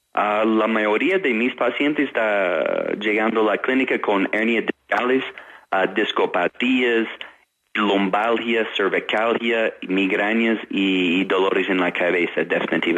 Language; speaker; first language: Spanish; non-native, fluent; English